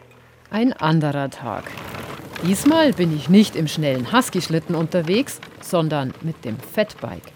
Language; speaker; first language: German; native; German